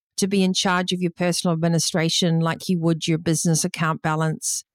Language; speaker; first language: English; native; English